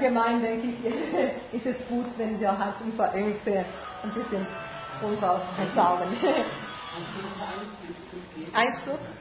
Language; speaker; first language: German; non-native, fluent; Spanish